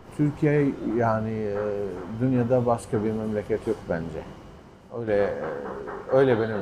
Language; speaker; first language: Turkish; non-native, learner; Arabic